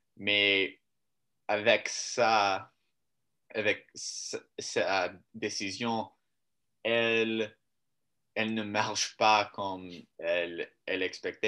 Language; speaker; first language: French; non-native, learner; English